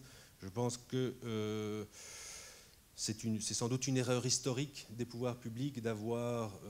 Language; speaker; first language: French; native; French